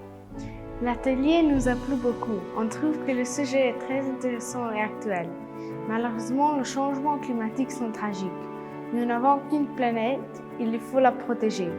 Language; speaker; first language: French; non-native, learner; Slovenian